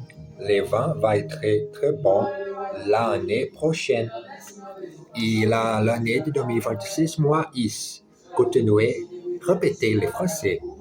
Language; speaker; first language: French; non-native, learner; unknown